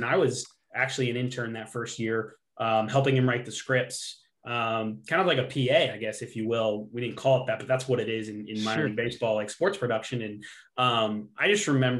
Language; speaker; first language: English; native; English